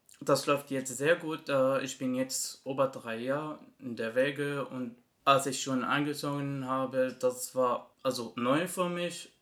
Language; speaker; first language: German; non-native, learner; Arabic